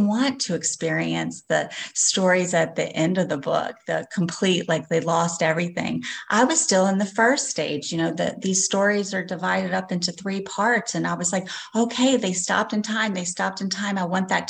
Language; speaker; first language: English; native; English